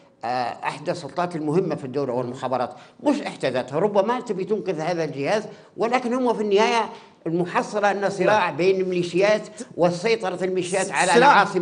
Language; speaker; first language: Arabic; native; Arabic